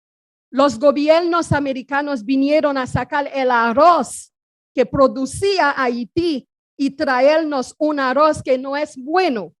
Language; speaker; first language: Spanish; non-native, fluent; Haitian Creole